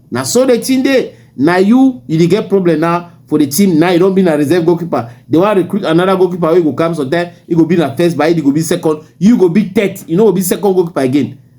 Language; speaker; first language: Nigerian Pidgin; native; Nigerian Pidgin